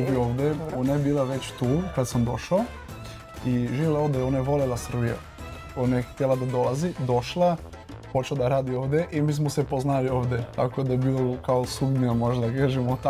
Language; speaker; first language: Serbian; non-native, learner; Portuguese